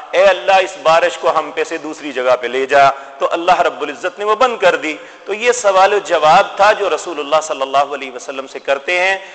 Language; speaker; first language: Urdu; non-native, local second language; Punjabi